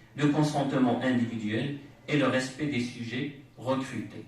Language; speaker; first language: French; non-native, local second language; Arabic